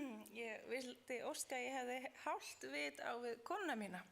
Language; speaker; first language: Icelandic; native; Icelandic